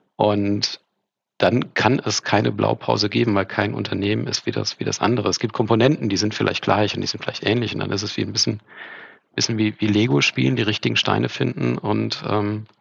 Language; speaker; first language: German; native; German